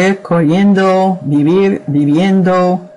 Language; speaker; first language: Spanish; non-native, fluent; English